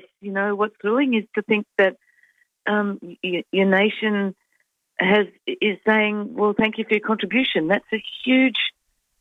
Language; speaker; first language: English; native; English